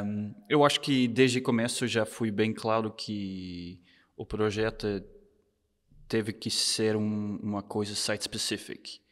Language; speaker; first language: Portuguese; non-native, fluent; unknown